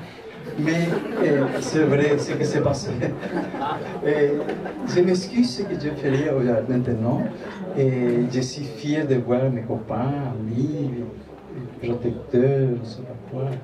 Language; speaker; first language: French; non-native, fluent; Spanish